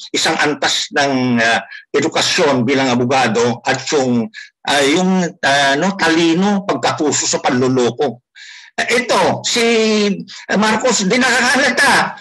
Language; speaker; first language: Filipino; non-native, local second language; Iloko